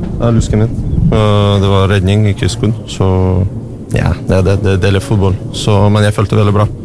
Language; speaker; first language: Norwegian; non-native, learner; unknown